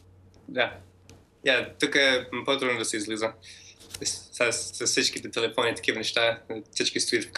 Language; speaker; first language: Bulgarian; early bilingual, heritage; Bulgarian